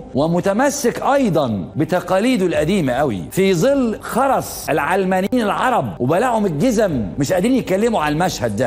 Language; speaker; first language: Arabic; native; Arabic